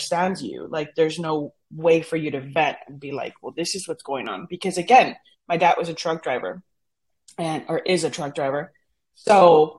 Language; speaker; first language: English; early bilingual, other home language; Spanish